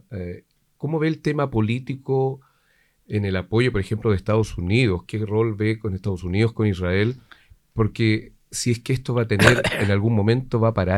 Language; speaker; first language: Spanish; native; Spanish